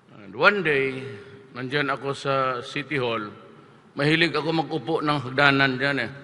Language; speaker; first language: Filipino; non-native, local second language; Cebuano